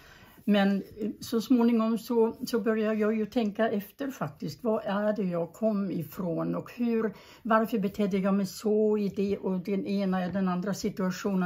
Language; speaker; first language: Swedish; early bilingual, other home language; German